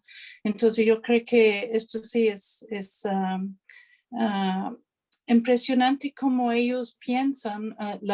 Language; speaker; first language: Spanish; non-native, fluent; English